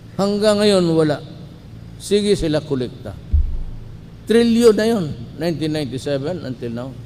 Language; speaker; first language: Filipino; non-native, local second language; Cebuano